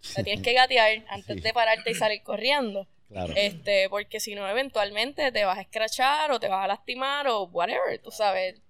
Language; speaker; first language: Spanish; native; Spanish